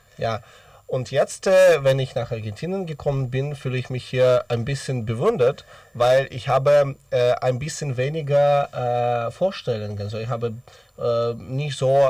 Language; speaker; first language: German; non-native, learner; Russian